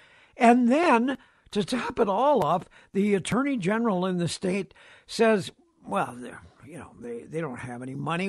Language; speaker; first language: English; native; English